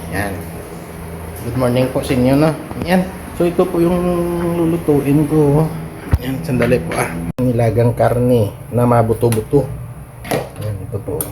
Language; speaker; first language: Filipino; non-native, local second language; Hiligaynon